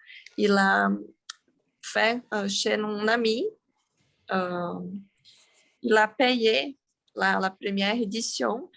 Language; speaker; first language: French; non-native, learner; Portuguese